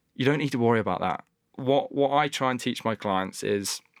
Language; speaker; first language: English; native; English